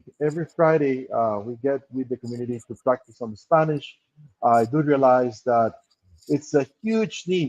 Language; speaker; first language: English; non-native, fluent; Spanish